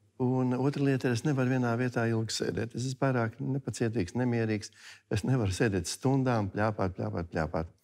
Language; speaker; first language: Latvian; native; Latvian